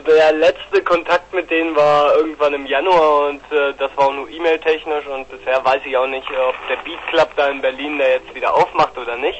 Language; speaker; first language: German; native; German